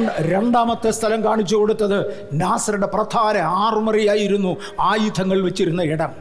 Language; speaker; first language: Malayalam; native; Malayalam